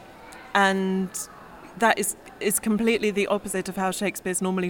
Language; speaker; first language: English; native; English